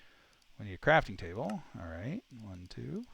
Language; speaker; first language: English; native; English